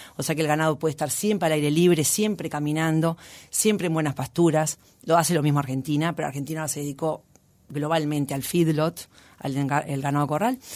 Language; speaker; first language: Spanish; native; Spanish